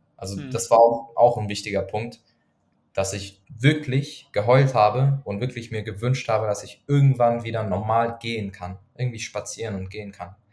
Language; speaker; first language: German; non-native, fluent; Persian